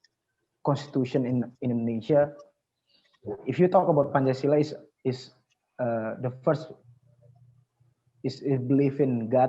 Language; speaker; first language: English; non-native, learner; Indonesian